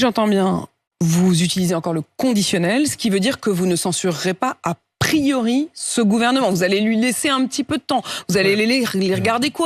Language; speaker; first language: French; native; French